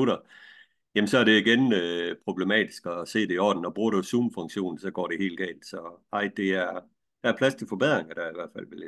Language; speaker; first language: Danish; native; Danish